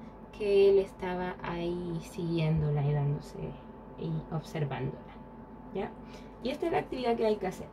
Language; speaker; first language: Spanish; native; Spanish